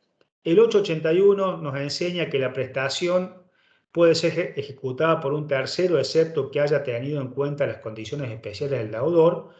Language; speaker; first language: Spanish; native; Spanish